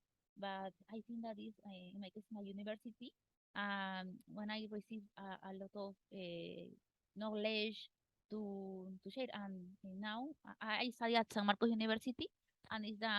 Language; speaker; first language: English; non-native, learner; Spanish